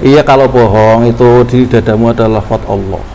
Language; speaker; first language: Indonesian; native; Indonesian